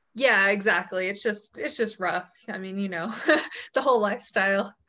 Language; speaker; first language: English; native; English